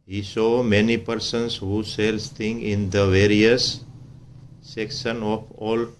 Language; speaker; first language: English; non-native, local second language; Gujarati